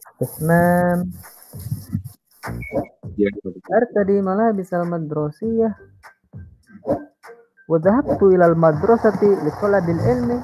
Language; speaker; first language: Arabic; non-native, learner; Indonesian